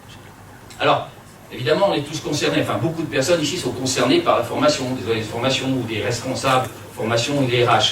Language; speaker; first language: French; native; French